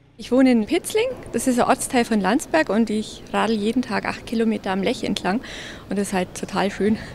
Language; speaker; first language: German; native; German